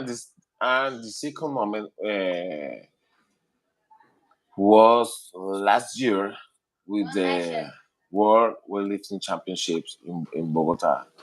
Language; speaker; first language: English; non-native, learner; Spanish